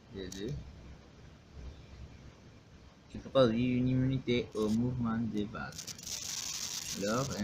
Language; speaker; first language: French; non-native, learner; Spanish